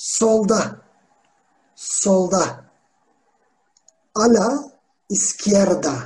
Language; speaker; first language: Spanish; non-native, fluent; Turkish